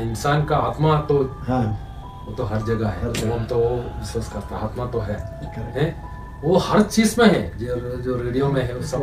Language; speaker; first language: Hindi; non-native, local second language; Malayalam